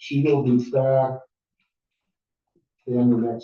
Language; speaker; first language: English; native; English